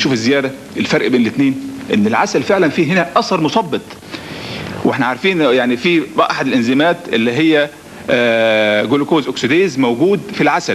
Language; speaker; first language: Arabic; native; Arabic